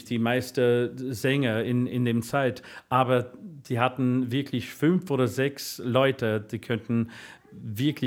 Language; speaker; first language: German; non-native, fluent; English